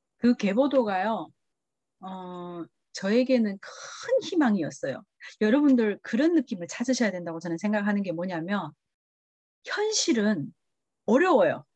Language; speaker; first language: Korean; early bilingual, heritage; Korean